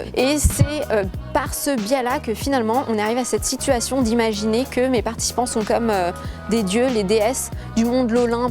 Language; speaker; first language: French; native; French